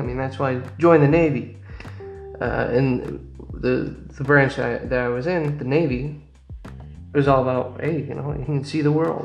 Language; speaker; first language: English; native; English